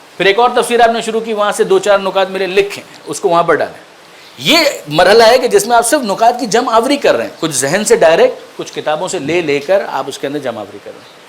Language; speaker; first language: Urdu; non-native, local second language; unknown